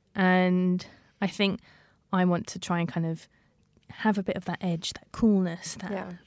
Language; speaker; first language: English; native; English